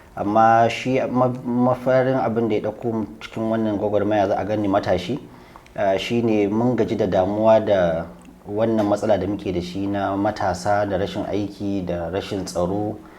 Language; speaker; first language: Hausa; native; Hausa